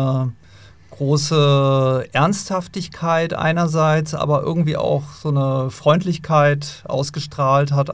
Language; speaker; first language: German; native; German